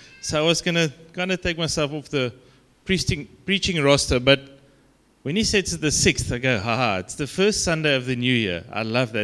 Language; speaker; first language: English; non-native, local second language; Afrikaans